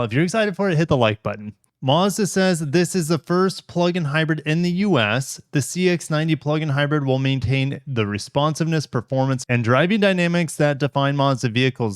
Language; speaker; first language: English; native; English